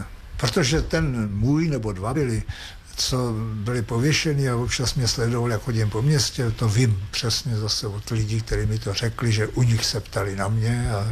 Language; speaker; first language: Czech; native; Czech